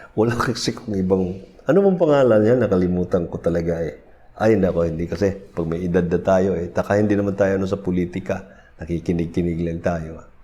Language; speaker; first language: Filipino; non-native, local second language; Cebuano